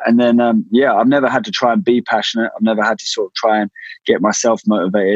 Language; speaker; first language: English; native; English